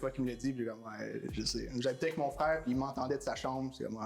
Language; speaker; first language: French; native; French